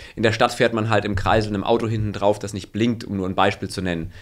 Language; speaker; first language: German; native; German